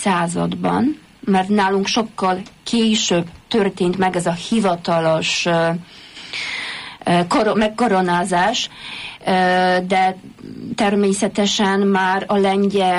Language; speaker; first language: Hungarian; non-native, fluent; Polish